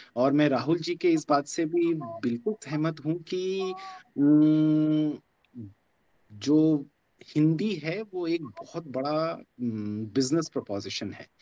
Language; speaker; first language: Hindi; non-native, local second language; Bangla